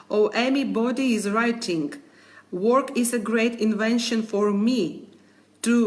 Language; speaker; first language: English; non-native, learner; Ukrainian